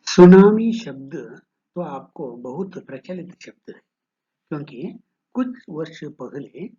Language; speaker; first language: Hindi; non-native, local second language; Kannada